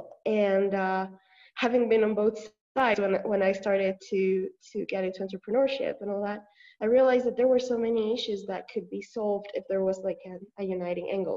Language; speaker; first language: English; non-native, fluent; Spanish